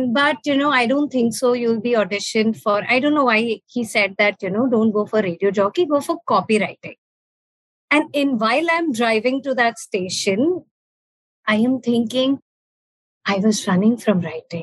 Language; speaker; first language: English; non-native, local second language; Punjabi